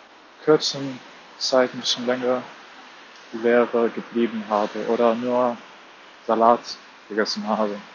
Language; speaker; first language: German; non-native, fluent; Arabic